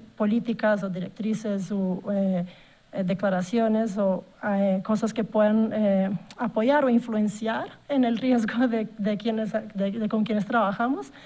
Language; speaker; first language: Spanish; non-native, fluent; Portuguese